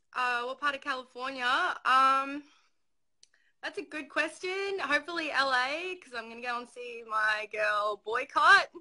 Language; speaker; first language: English; native; English